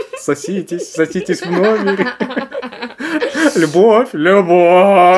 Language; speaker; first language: Russian; native; Russian